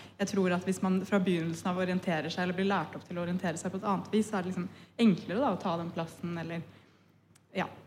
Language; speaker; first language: Norwegian; early bilingual, other home language; Punjabi